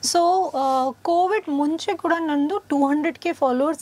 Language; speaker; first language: Kannada; non-native, learner; Punjabi